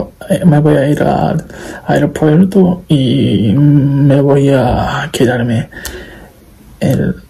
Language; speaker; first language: Spanish; non-native, learner; Japanese